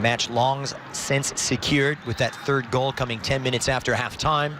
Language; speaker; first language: English; native; English